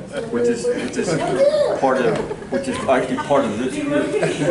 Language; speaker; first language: English; early bilingual, other home language; Spanish